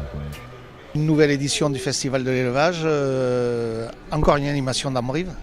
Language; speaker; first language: French; native; French